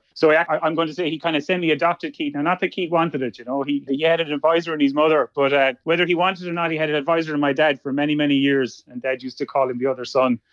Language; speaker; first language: English; native; English